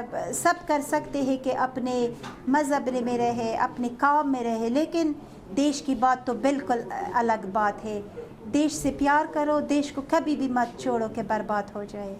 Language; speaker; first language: Hindi; non-native, fluent; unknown